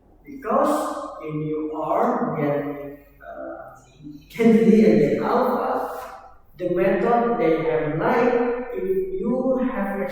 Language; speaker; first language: English; non-native, learner; Indonesian